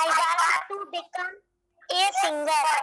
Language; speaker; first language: English; non-native, learner; Hindi